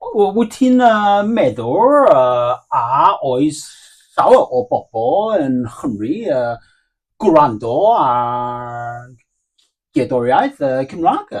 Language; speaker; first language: Welsh; non-native, learner; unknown